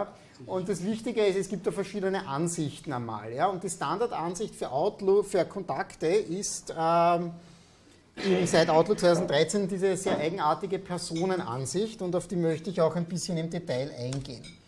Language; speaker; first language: German; native; German